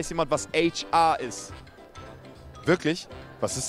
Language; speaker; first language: German; native; German